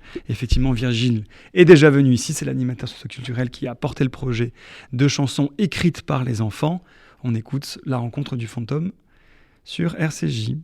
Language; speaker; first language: French; native; French